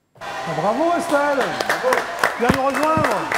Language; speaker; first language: French; native; French